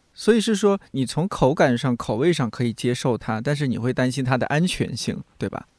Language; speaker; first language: Chinese; native; Chinese